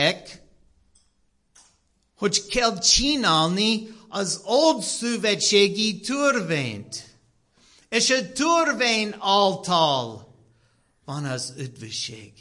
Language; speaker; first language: Hungarian; non-native, learner; English